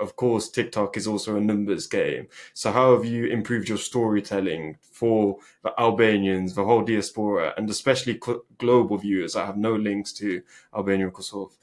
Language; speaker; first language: English; early bilingual, other home language; Albanian